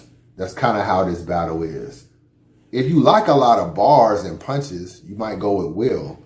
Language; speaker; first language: English; native; English